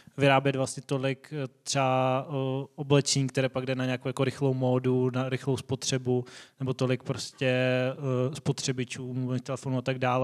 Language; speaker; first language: Czech; native; Czech